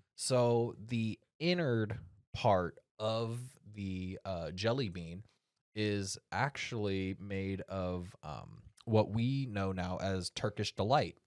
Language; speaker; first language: English; native; English